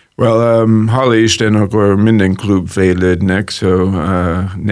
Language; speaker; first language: Hungarian; non-native, learner; English